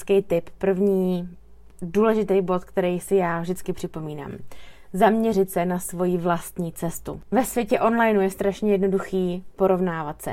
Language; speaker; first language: Czech; native; Czech